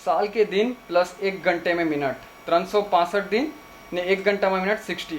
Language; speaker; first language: Hindi; non-native, local second language; Gujarati